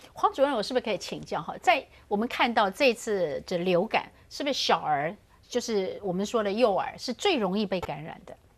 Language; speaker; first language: Chinese; native; Chinese